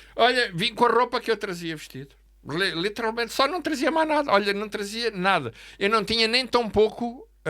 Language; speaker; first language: Portuguese; native; Portuguese